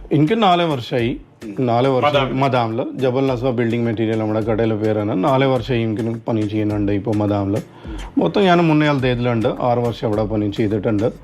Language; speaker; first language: Malayalam; non-native, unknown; Punjabi